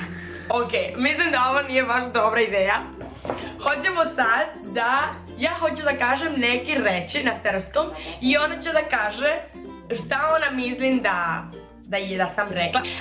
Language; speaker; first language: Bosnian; non-native, learner; Spanish